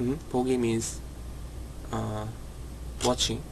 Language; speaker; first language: English; non-native, learner; Korean